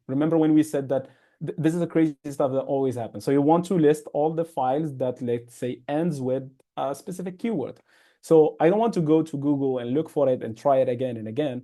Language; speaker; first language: English; non-native, fluent; Arabic